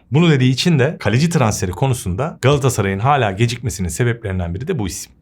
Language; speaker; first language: Turkish; native; Turkish